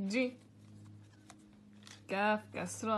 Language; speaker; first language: Arabic; non-native, learner; English